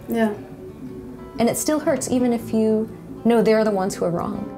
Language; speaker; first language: English; native; English